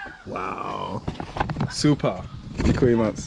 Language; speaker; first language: Czech; non-native, learner; English